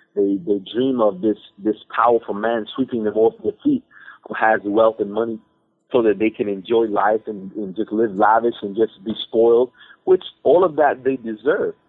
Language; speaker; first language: English; native; English